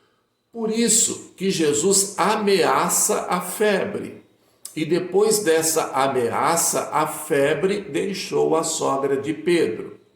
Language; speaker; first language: Portuguese; native; Portuguese